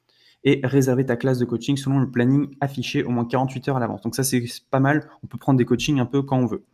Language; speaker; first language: French; native; French